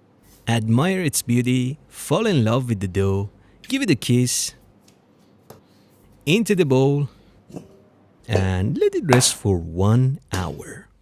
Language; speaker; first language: English; non-native, fluent; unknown